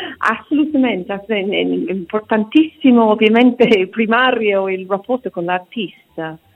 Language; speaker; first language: Italian; non-native, fluent; English